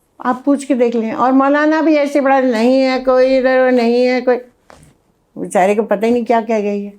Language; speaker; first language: Urdu; native; Urdu